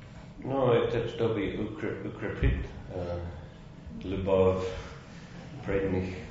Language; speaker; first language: Russian; non-native, fluent; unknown